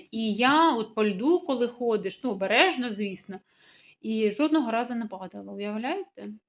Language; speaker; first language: Ukrainian; non-native, local second language; Russian